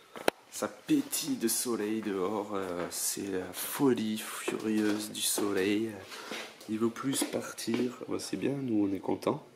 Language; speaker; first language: French; native; French